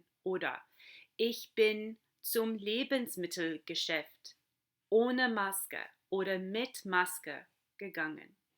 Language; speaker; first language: German; non-native, fluent; English